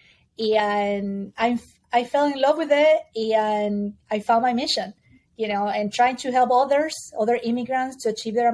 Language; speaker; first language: English; non-native, fluent; Spanish